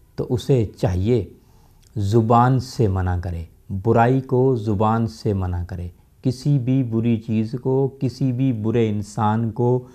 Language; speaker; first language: Urdu; non-native, local second language; Punjabi